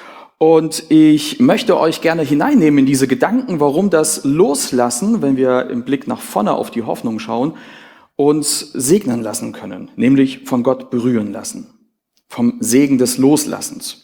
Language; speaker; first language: German; native; German